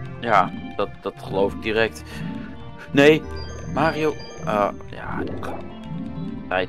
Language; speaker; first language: Dutch; native; Dutch